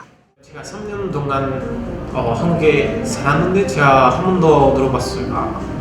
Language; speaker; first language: Korean; non-native, learner; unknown